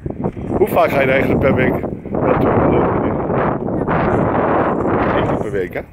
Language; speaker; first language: Dutch; native; Dutch